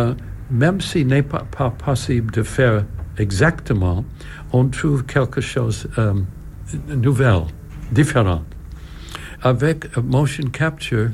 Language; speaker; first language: French; non-native, learner; English